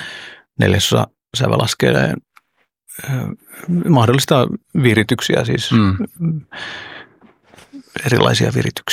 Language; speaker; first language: Finnish; early bilingual, other home language; Oromo